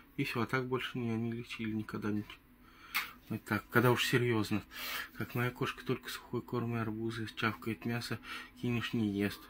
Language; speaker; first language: Russian; native; Russian